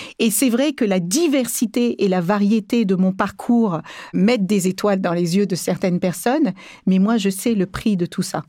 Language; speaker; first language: French; early bilingual, other home language; Kabuverdianu